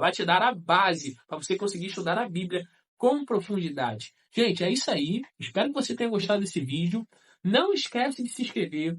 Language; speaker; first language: Portuguese; native; Portuguese